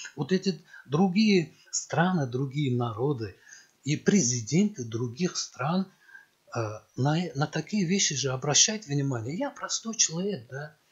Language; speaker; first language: Russian; non-native, local second language; Azerbaijani